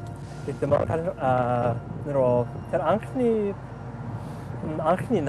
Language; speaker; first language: Mongolian; non-native, learner; English